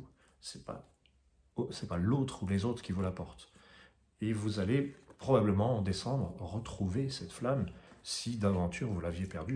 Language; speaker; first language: French; native; French